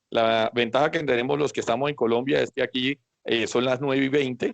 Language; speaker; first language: Spanish; native; Spanish